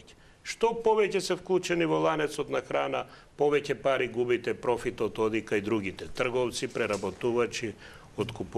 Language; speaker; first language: Macedonian; native; Macedonian